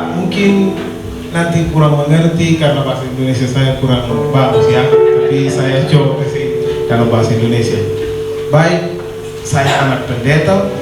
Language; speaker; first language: Indonesian; non-native, learner; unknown